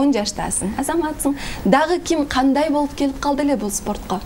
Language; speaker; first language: Kyrgyz; native; Kyrgyz